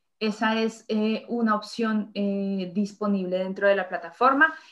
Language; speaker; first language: Spanish; native; Spanish